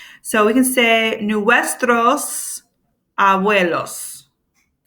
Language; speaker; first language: Spanish; non-native, fluent; English